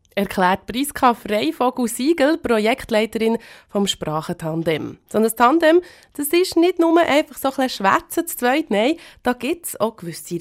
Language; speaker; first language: German; native; German